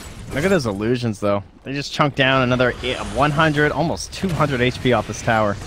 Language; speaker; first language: English; native; English